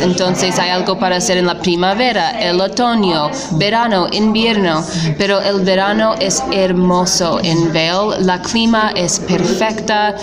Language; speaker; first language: Spanish; non-native, fluent; English